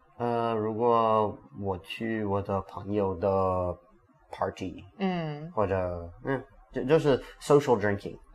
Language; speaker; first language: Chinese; non-native, learner; English